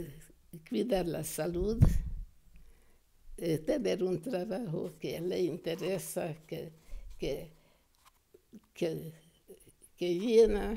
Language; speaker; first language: Spanish; non-native, fluent; Hungarian